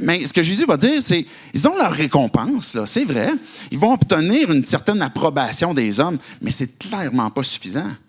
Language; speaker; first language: French; native; French